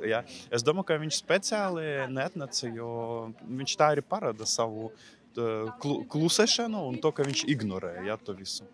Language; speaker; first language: Latvian; non-native, local second language; Russian